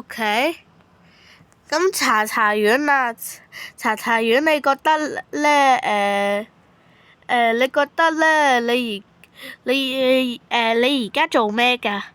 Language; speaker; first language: Cantonese; native; Cantonese